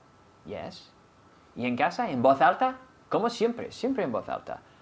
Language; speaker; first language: Spanish; non-native, fluent; English